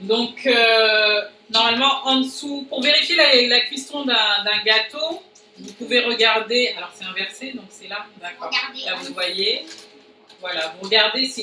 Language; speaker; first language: French; native; French